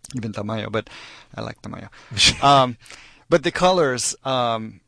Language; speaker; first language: English; native; English